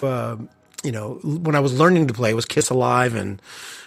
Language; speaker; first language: English; native; English